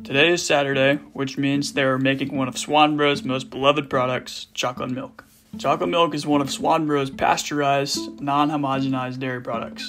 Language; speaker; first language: English; native; English